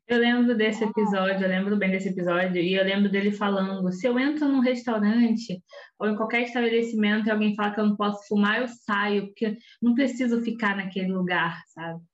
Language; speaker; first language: Portuguese; native; Portuguese